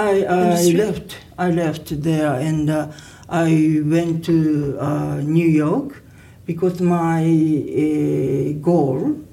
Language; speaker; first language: English; non-native, learner; Japanese